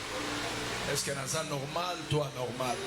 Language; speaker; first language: French; non-native, local second language; Lingala